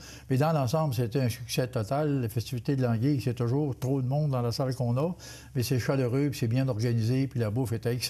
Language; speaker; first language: French; native; French